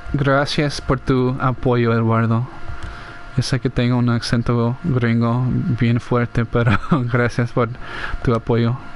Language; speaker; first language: Spanish; non-native, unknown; English